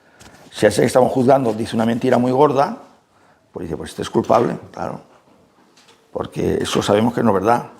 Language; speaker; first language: Spanish; native; Spanish